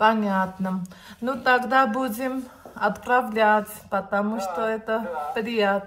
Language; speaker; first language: Russian; non-native, learner; Armenian